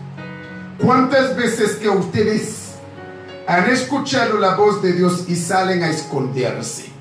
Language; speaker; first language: Spanish; native; Spanish